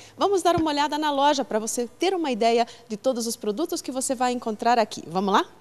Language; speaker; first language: Portuguese; native; Portuguese